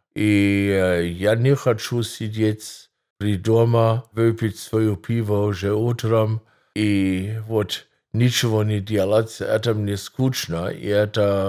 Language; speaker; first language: Russian; non-native, fluent; German